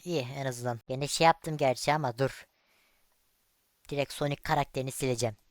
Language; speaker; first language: Turkish; native; Turkish